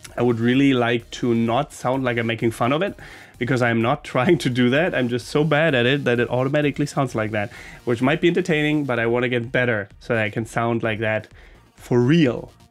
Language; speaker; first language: English; non-native, fluent; German